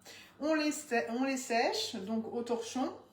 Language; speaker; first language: French; native; French